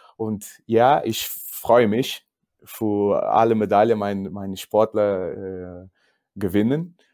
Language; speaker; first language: German; non-native, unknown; Portuguese